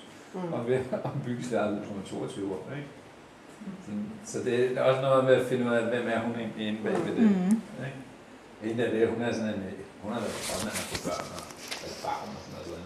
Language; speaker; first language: Danish; native; Danish